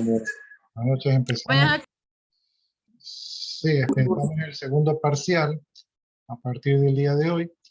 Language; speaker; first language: Spanish; native; Spanish